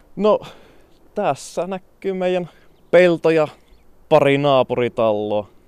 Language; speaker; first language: Finnish; native; Finnish